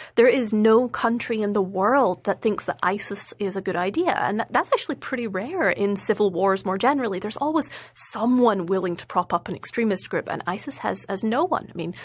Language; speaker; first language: English; native; English